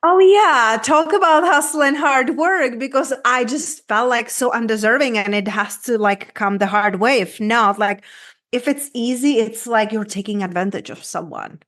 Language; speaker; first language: English; non-native, fluent; Czech